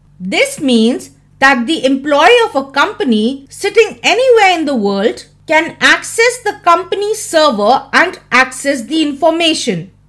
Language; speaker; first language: English; non-native, local second language; Hindi